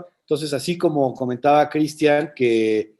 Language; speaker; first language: Spanish; native; Spanish